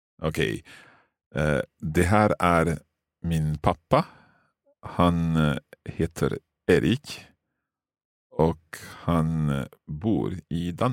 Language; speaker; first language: Swedish; non-native, learner; English